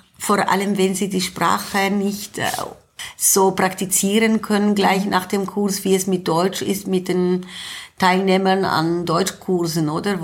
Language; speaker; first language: German; non-native, fluent; Greek